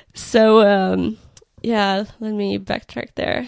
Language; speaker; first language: English; non-native, fluent; Romanian